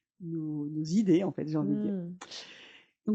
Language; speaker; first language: French; native; French